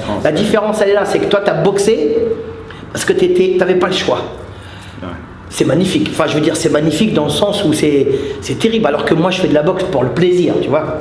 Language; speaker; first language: French; native; French